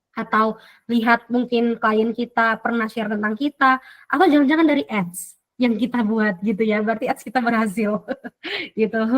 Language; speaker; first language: Indonesian; native; Indonesian